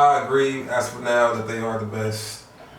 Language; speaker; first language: English; native; English